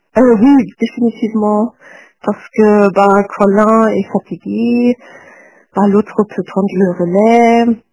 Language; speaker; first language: French; non-native, fluent; German